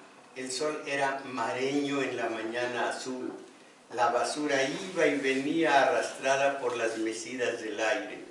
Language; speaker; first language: Spanish; native; Spanish